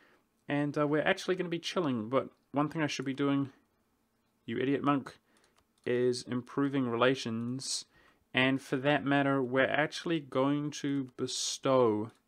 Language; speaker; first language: English; native; English